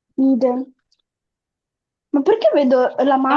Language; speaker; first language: Italian; early bilingual, other home language; Bangla